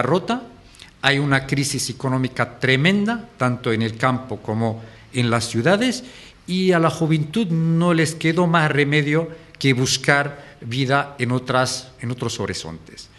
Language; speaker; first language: Spanish; non-native, fluent; Arabic